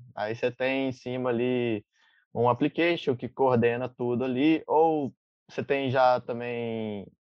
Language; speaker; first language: Portuguese; native; Portuguese